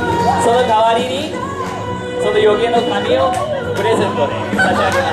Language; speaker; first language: Japanese; non-native, fluent; Chinese